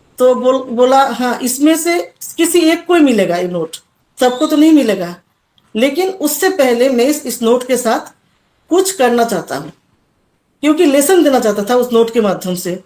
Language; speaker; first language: Hindi; non-native, local second language; Assamese